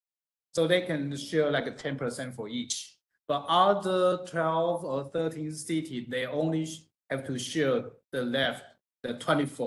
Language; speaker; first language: English; non-native, fluent; Chinese